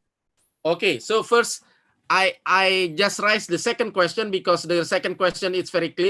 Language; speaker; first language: English; non-native, fluent; Indonesian